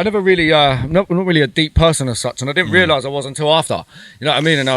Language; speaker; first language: English; native; English